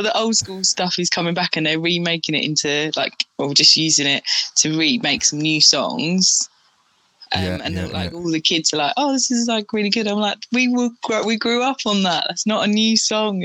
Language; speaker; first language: English; native; English